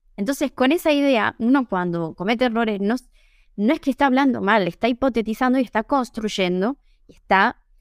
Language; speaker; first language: Spanish; native; Spanish